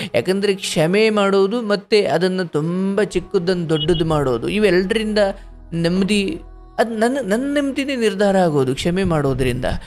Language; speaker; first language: Kannada; native; Kannada